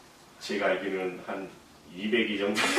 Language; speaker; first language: Korean; native; Korean